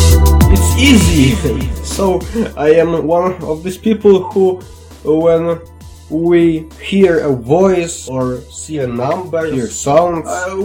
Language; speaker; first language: English; non-native, learner; Polish